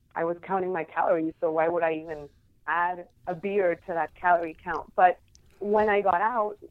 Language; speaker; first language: English; non-native, fluent; Spanish